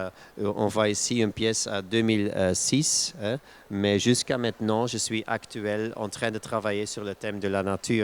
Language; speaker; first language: French; non-native, local second language; Dutch